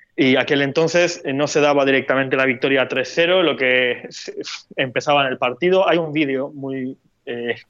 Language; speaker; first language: Spanish; non-native, fluent; Turkish